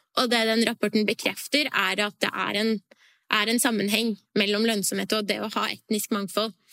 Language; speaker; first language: Norwegian; early bilingual, other home language; Persian